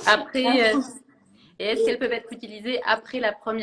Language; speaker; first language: French; native; French